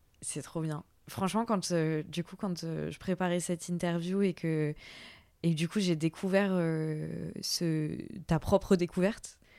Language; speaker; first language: French; native; French